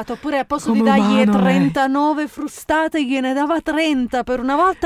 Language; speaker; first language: Italian; native; Italian